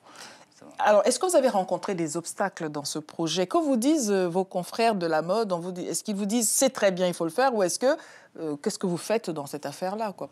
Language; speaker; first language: French; native; French